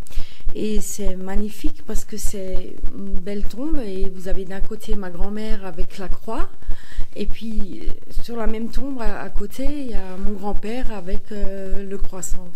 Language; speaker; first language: French; native; French